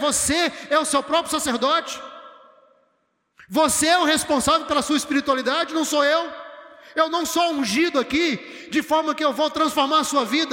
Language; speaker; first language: Portuguese; native; Portuguese